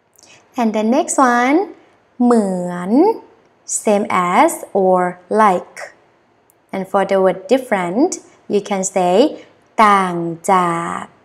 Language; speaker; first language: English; non-native, learner; Thai